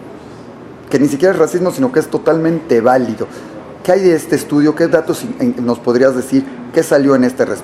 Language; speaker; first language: Spanish; native; Spanish